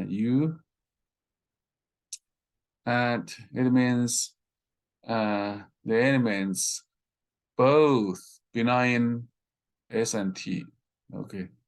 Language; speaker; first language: English; non-native, fluent; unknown